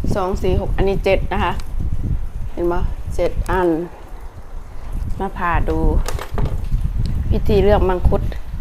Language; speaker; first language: Thai; native; Thai